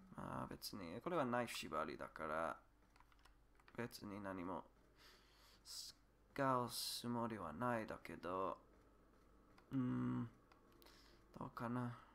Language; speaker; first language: Japanese; non-native, learner; English